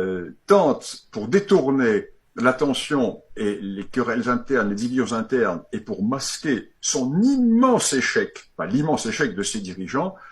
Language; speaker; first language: French; native; French